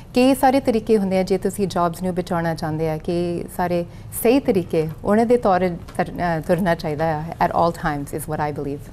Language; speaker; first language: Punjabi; early bilingual, heritage; Punjabi